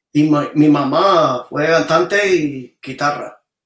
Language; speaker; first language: Spanish; early bilingual, other home language; English